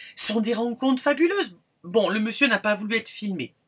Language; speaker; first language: French; native; French